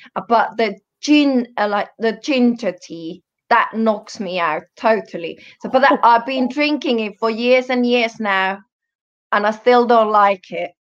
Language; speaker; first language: English; non-native, fluent; Finnish